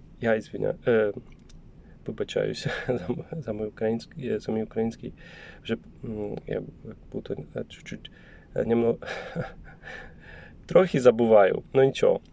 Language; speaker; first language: Ukrainian; non-native, learner; Polish